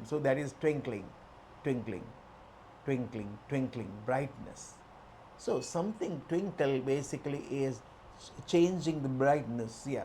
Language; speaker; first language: English; non-native, local second language; Sinhala